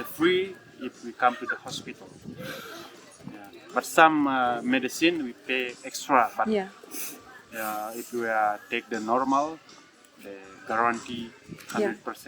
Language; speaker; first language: English; non-native, learner; Indonesian